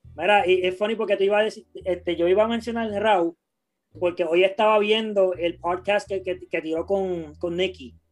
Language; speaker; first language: Spanish; native; Spanish